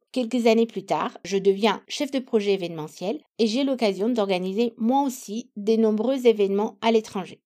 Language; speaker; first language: French; non-native, fluent; Romanian